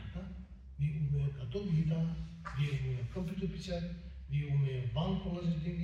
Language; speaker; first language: Russian; non-native, learner; Tibetan